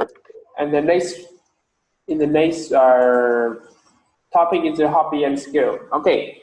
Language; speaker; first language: English; non-native, learner; Vietnamese